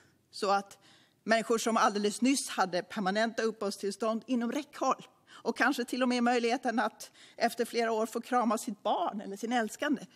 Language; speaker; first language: Swedish; native; Swedish